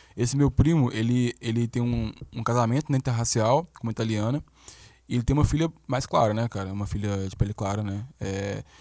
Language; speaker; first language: Portuguese; native; Portuguese